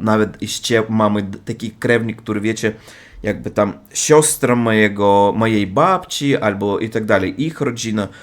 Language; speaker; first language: Polish; non-native, learner; Russian